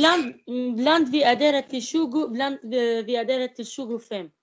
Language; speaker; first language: Swedish; non-native, learner; Arabic